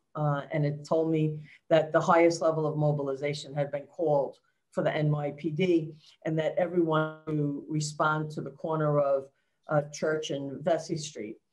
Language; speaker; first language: English; native; English